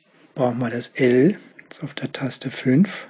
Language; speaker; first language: German; native; German